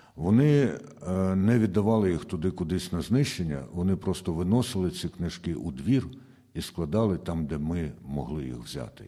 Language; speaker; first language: Ukrainian; native; Ukrainian